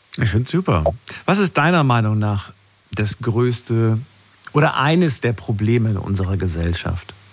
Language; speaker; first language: German; native; German